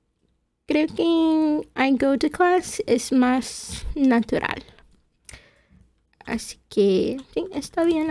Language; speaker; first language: Spanish; non-native, fluent; English